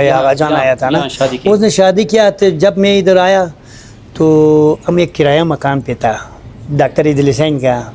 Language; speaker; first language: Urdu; non-native, fluent; Persian